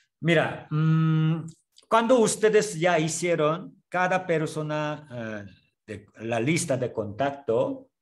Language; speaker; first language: Spanish; non-native, learner; Korean